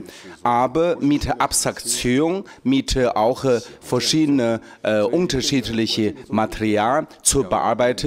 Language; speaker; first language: German; non-native, learner; Chinese